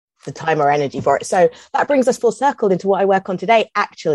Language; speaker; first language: English; native; English